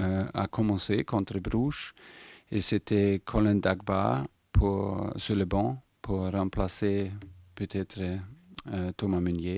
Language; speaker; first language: French; non-native, fluent; German